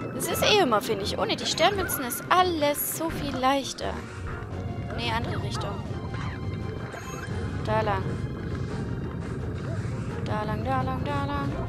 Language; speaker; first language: German; native; German